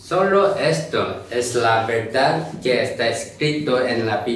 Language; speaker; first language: Spanish; non-native, learner; Korean